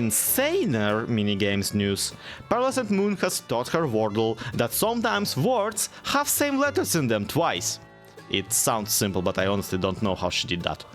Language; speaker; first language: English; native; English